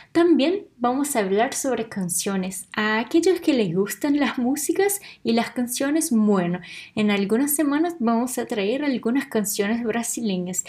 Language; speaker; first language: Spanish; non-native, fluent; Portuguese